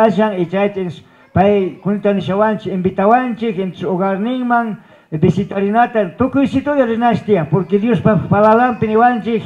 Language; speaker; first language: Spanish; non-native, local second language; Quechua